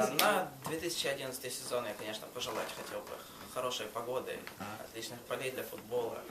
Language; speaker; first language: Russian; native; Russian